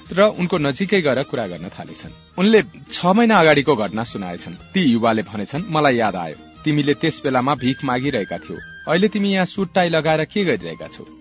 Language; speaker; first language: Nepali; native; Nepali